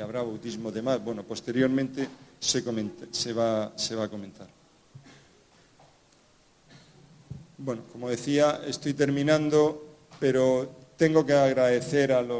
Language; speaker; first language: Spanish; native; Spanish